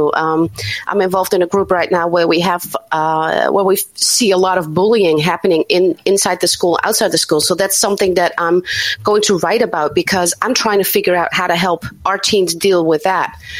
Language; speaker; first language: English; non-native, fluent; Dutch